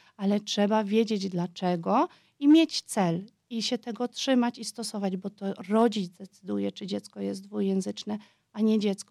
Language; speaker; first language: Polish; early bilingual, heritage; Polish